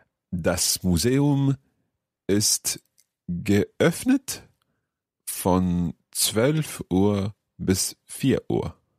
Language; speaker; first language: German; non-native, learner; English